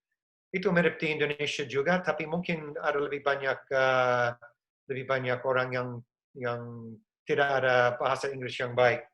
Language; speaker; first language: Indonesian; non-native, fluent; English